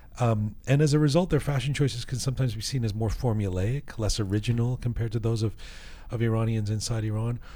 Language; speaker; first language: English; early bilingual, other home language; Persian